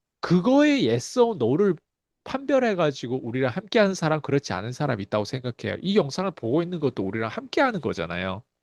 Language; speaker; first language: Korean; early bilingual, heritage; Korean